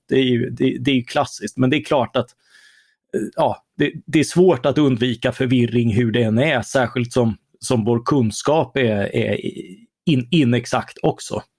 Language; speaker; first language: Swedish; native; Swedish